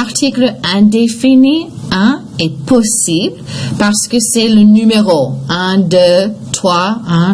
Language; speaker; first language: French; non-native, fluent; English